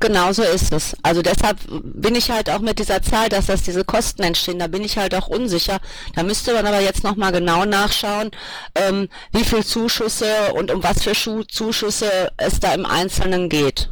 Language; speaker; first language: German; native; German